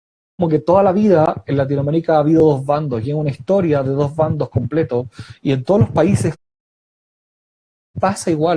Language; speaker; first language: Spanish; native; Spanish